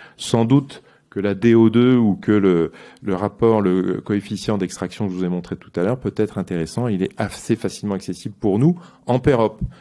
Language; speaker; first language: French; native; French